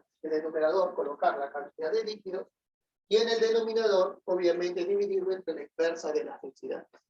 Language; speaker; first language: Spanish; native; Spanish